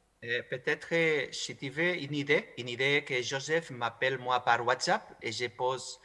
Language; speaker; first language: French; non-native, fluent; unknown